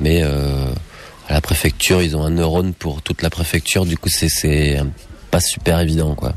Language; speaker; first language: French; native; French